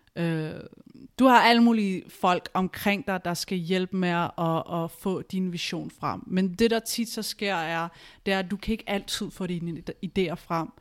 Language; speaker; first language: Danish; early bilingual, other home language; Spanish